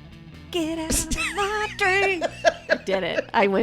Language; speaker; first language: English; native; English